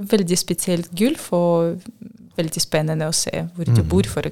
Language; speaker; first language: Norwegian; non-native, learner; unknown